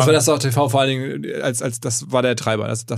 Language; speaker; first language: German; native; German